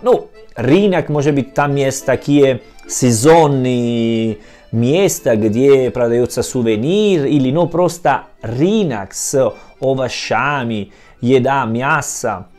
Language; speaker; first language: Russian; non-native, learner; Italian